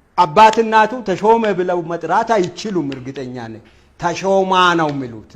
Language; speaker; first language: Amharic; non-native, local second language; Wolaytta